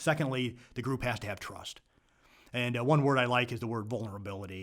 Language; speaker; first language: English; native; English